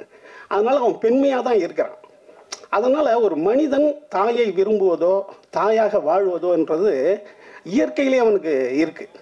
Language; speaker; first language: Tamil; native; Tamil